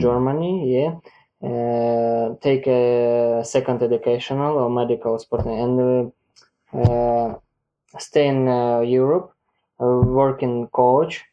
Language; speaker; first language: English; non-native, learner; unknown